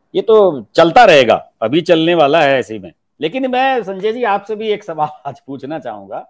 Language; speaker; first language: Hindi; native; Hindi